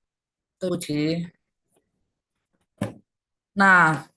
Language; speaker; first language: Chinese; non-native, fluent; Indonesian